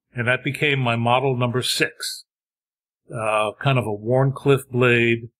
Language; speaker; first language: English; native; English